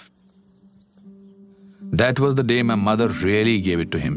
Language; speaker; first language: English; non-native, local second language; Kashmiri